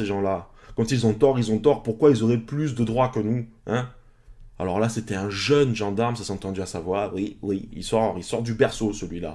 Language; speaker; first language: French; native; French